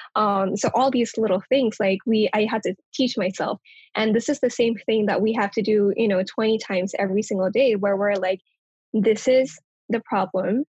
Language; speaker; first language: English; non-native, local second language; Nepali